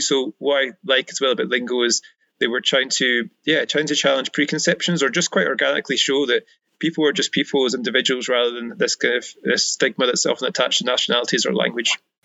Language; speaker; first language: English; native; English